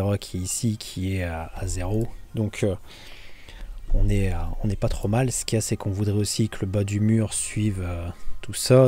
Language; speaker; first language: French; native; French